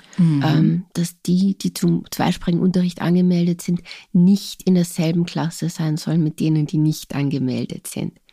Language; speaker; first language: German; non-native, local second language; Slovenian